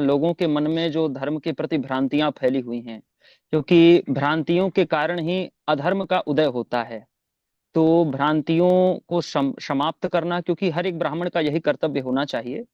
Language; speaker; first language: Hindi; native; Hindi